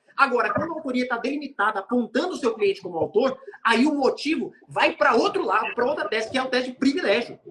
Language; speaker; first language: Portuguese; native; Portuguese